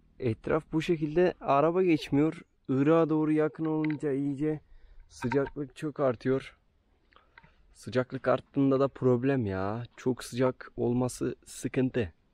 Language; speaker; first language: Turkish; native; Turkish